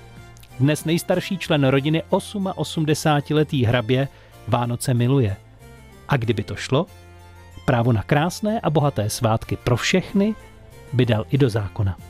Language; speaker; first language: Czech; native; Czech